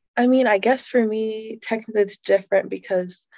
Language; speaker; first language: English; native; English